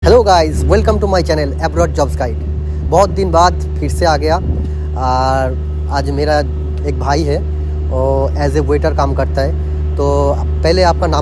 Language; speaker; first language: Hindi; non-native, local second language; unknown